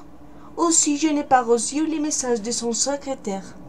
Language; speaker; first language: French; non-native, learner; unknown